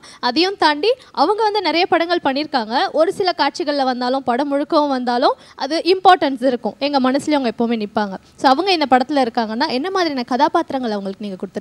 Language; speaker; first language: Tamil; native; Tamil